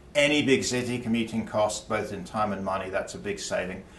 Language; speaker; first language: English; native; English